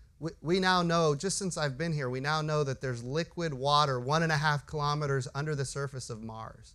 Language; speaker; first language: English; native; English